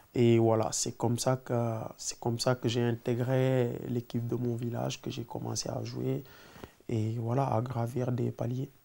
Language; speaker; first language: French; non-native, local second language; Wolof